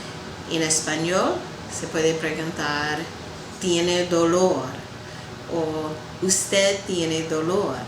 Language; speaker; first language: Spanish; non-native, learner; English